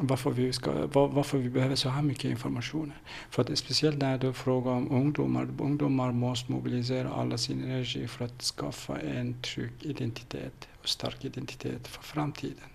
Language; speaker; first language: Swedish; non-native, fluent; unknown